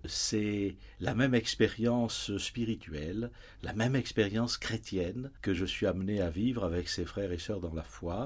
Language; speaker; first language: French; native; French